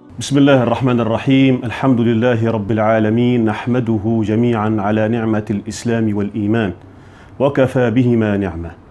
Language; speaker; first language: Arabic; native; Arabic